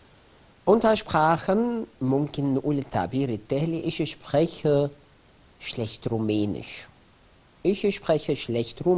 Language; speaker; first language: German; non-native, fluent; Arabic